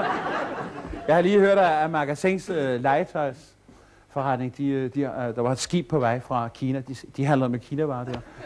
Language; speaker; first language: Danish; native; Danish